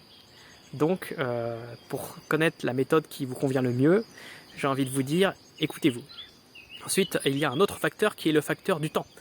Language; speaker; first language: French; native; French